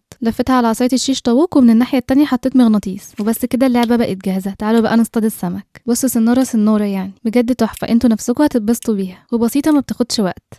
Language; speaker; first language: Arabic; native; Arabic